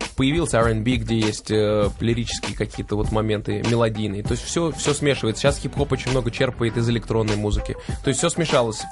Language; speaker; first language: Russian; native; Russian